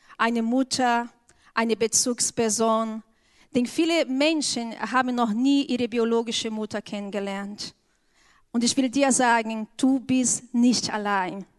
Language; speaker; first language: German; non-native, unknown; Portuguese